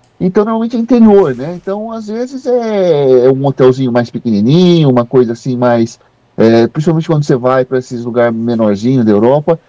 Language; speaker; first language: Portuguese; native; Portuguese